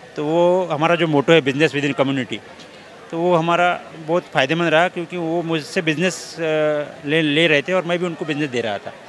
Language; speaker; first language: Hindi; non-native, local second language; Marathi